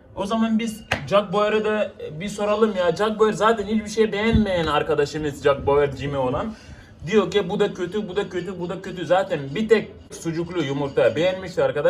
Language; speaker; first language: Turkish; non-native, fluent; Arabic